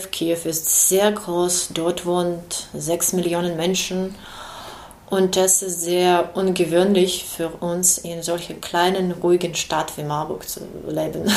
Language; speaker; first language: German; non-native, learner; Ukrainian